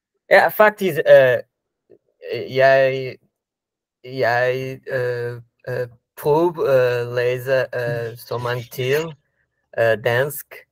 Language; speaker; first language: Danish; non-native, learner; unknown